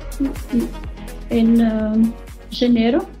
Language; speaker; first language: Spanish; non-native, learner; German